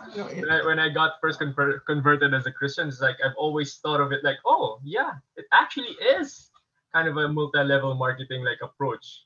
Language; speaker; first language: English; non-native, local second language; Filipino